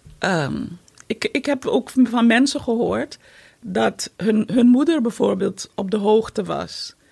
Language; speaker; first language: Dutch; native; Dutch